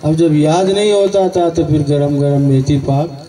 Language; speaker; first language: Hindi; non-native, local second language; Gujarati